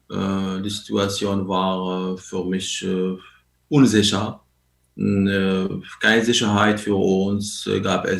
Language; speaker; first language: German; non-native, learner; Arabic